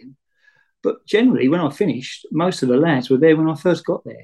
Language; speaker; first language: English; native; English